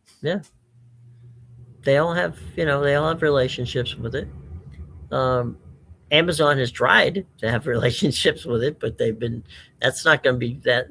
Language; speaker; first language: English; native; English